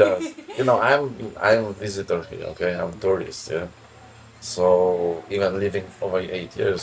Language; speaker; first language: English; non-native, learner; Polish